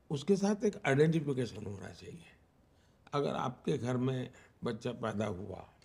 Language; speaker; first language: Hindi; non-native, local second language; Gujarati